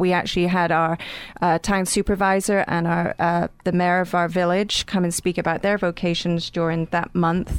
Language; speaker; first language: English; native; English